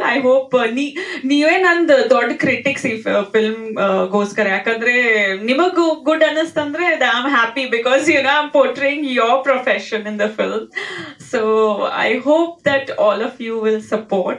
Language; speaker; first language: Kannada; non-native, learner; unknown